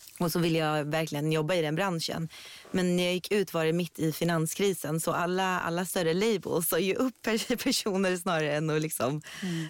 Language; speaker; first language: Swedish; early bilingual, other home language; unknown